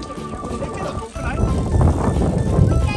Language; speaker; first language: Japanese; early bilingual, other home language; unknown